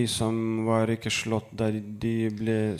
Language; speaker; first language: Norwegian; non-native, fluent; Lithuanian